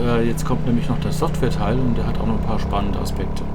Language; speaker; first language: German; native; German